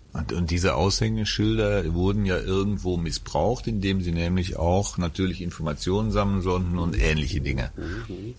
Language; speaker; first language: German; native; German